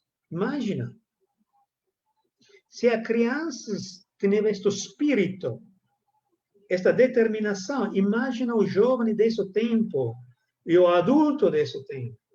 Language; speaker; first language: Portuguese; non-native, fluent; Italian